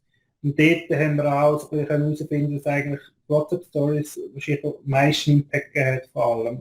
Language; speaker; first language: German; native; German